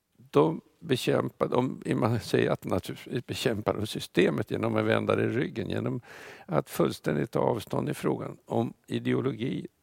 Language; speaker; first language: Swedish; non-native, fluent; Russian